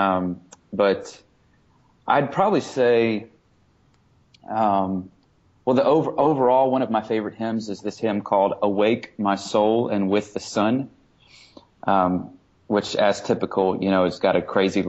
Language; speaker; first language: English; native; English